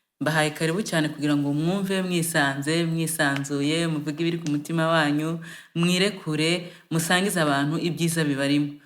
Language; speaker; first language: Kinyarwanda; native; Kinyarwanda